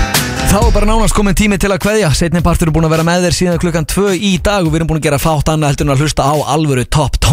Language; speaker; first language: Icelandic; native; Icelandic